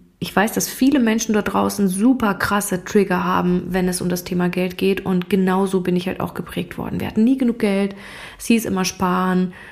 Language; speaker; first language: German; early bilingual, other home language; Russian